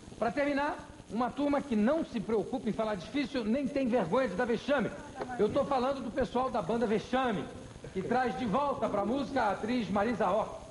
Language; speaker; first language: Portuguese; native; Portuguese